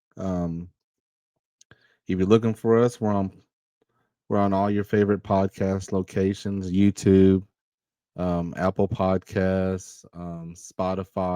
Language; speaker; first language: English; native; English